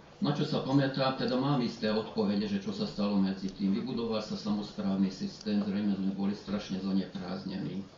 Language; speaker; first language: Slovak; early bilingual, heritage; Slovak